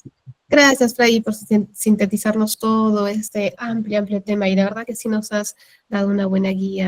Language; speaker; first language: Spanish; native; Spanish